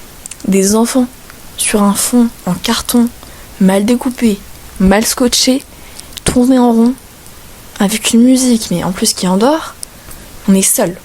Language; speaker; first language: French; native; French